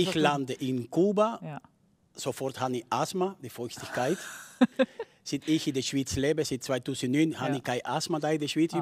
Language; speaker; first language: German; non-native, fluent; Spanish